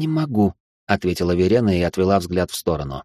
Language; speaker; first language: Russian; native; Russian